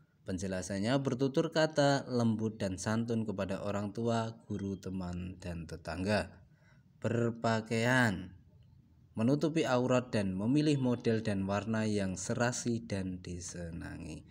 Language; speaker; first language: Indonesian; native; Indonesian